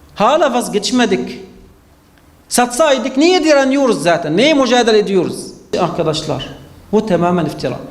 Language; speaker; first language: Turkish; non-native, fluent; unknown